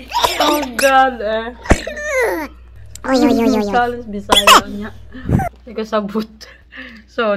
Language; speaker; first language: Dutch; non-native, learner; Cebuano